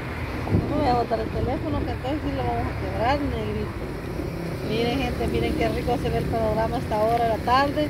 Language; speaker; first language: Spanish; native; Spanish